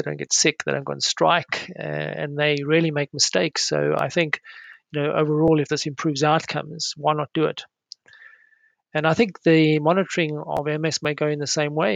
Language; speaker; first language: English; native; English